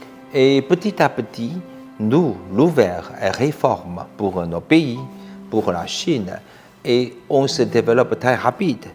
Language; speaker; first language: French; non-native, fluent; Chinese